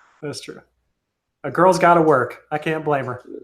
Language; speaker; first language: English; native; English